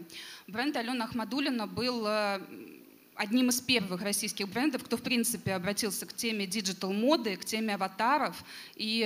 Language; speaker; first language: Russian; native; Russian